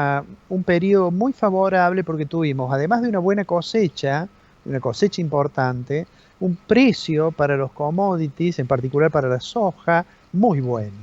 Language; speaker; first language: Spanish; native; Spanish